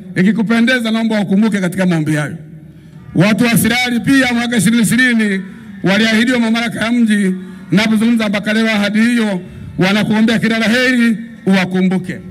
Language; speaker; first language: Swahili; non-native, local second language; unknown